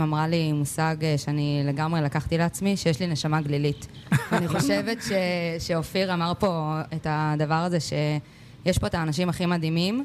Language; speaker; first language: Hebrew; native; Hebrew